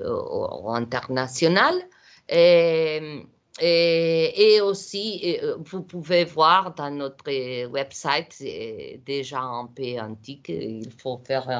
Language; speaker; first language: French; non-native, learner; Portuguese